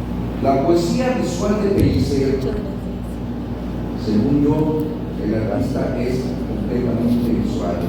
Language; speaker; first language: Spanish; native; Spanish